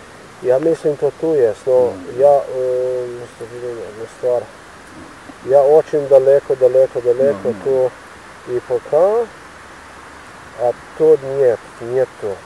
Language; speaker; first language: Russian; non-native, learner; Slovenian